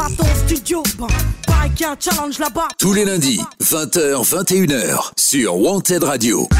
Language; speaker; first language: French; native; French